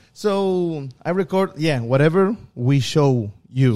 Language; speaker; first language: English; non-native, fluent; Spanish